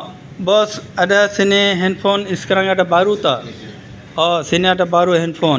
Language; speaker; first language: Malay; non-native, learner; Bangla